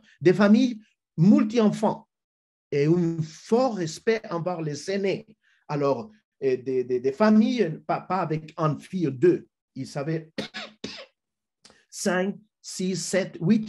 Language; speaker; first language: French; non-native, fluent; Spanish